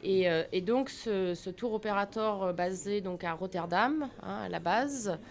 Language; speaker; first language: French; native; French